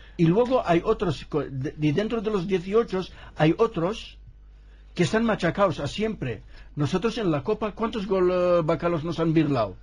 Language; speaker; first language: Spanish; non-native, fluent; Arabic